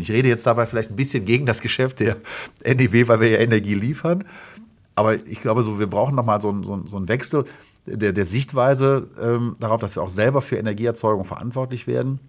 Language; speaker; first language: German; native; German